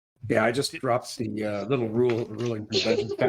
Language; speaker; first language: English; native; English